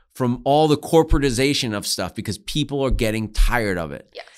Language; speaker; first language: English; native; English